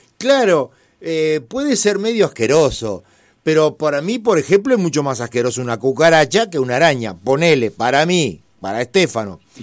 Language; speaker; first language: Spanish; non-native, fluent; Italian